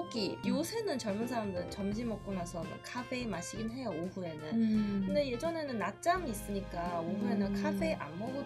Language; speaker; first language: Korean; non-native, fluent; Chinese